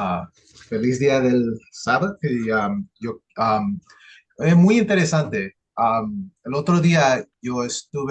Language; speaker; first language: Spanish; early bilingual, heritage; English